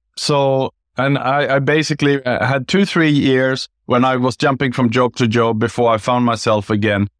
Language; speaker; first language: English; non-native, fluent; Swedish